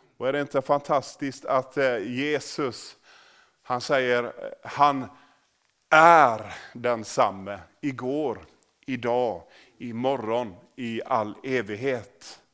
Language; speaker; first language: Swedish; native; Swedish